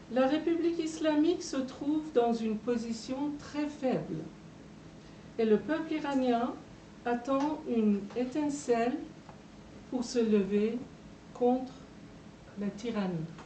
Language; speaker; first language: French; non-native, fluent; Persian